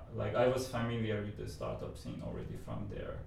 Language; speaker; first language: English; non-native, fluent; Persian